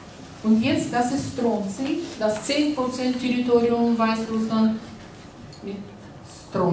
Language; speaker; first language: German; non-native, learner; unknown